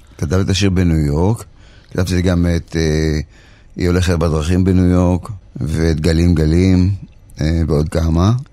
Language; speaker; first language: Hebrew; early bilingual, other home language; Polish